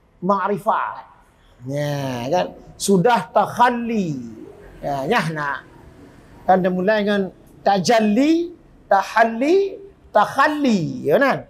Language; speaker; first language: Malay; non-native, local second language; Achinese